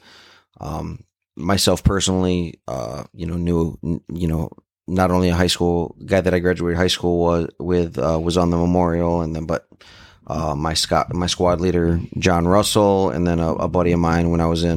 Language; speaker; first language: English; native; English